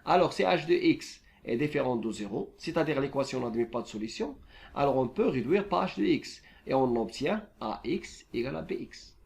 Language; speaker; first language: French; non-native, local second language; Arabic